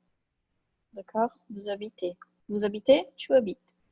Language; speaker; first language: French; non-native, fluent; Portuguese